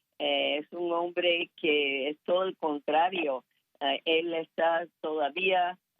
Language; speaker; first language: Spanish; non-native, fluent; English